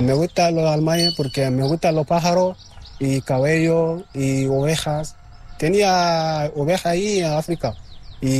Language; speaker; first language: Spanish; non-native, learner; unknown